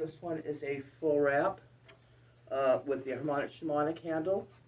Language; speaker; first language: English; native; English